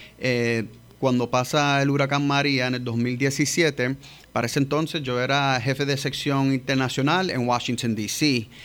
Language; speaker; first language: Spanish; early bilingual, heritage; English